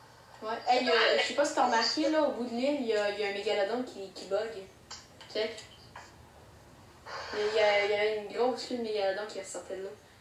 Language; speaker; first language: French; native; French